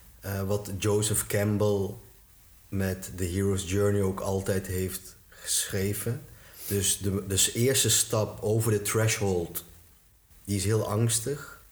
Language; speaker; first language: Dutch; early bilingual, other home language; Turkish